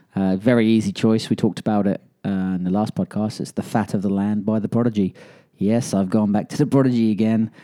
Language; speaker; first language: English; native; English